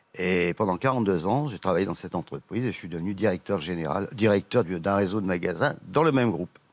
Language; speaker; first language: French; native; French